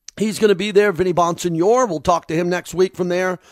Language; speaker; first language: English; native; English